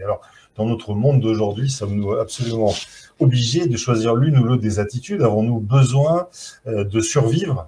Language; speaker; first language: French; native; French